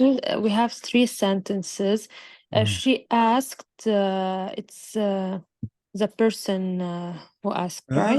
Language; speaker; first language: English; non-native, learner; Arabic